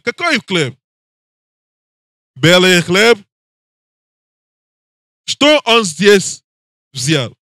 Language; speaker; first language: Russian; non-native, learner; English